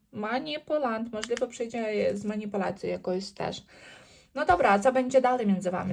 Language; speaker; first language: Polish; non-native, learner; Ukrainian